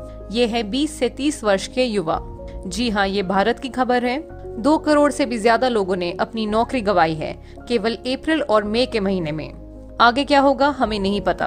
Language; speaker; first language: Hindi; native; Hindi